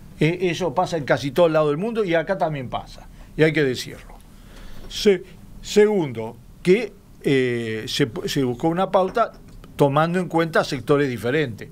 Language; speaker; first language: Spanish; native; Spanish